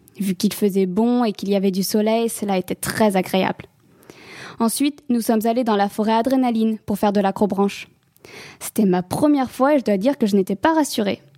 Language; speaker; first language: French; native; French